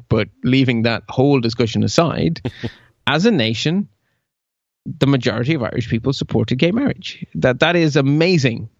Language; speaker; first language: English; early bilingual, other home language; Dutch